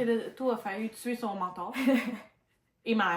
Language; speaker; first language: French; native; French